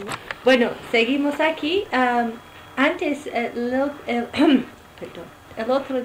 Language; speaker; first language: Spanish; non-native, fluent; English